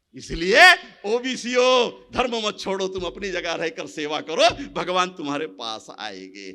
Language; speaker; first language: Hindi; non-native, local second language; Marathi